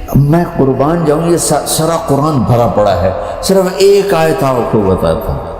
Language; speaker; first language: Urdu; non-native, local second language; Punjabi